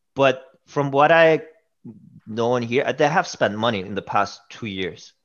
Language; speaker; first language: English; early bilingual, other home language; German